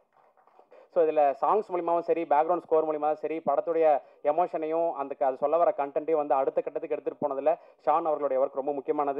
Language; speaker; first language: Tamil; native; Tamil